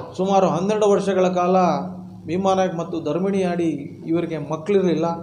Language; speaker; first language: Kannada; non-native, local second language; Lambadi